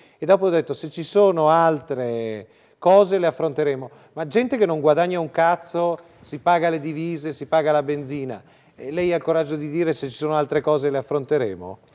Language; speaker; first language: Italian; native; Italian